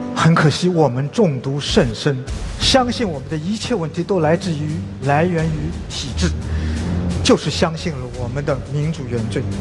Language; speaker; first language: Chinese; native; Chinese